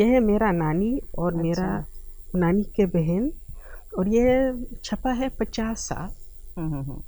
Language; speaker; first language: Hindi; early bilingual, heritage; Dutch